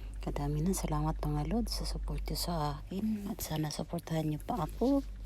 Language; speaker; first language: Filipino; non-native, local second language; Cebuano